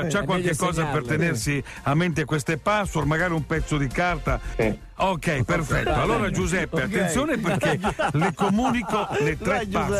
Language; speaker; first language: Italian; native; Italian